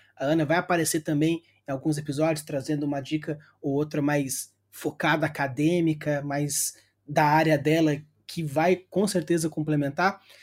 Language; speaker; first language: Portuguese; native; Portuguese